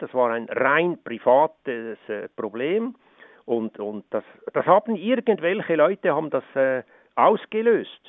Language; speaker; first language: German; native; German